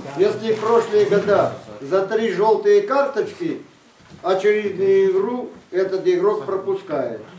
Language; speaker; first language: Russian; non-native, local second language; Ukrainian